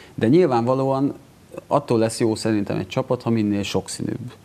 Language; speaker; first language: Hungarian; native; Hungarian